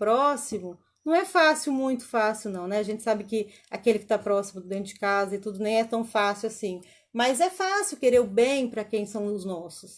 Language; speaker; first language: Portuguese; native; Portuguese